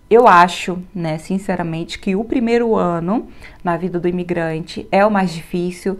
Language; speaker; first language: Portuguese; native; Portuguese